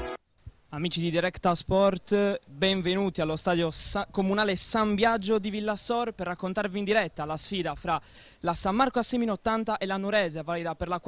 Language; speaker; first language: Italian; native; Italian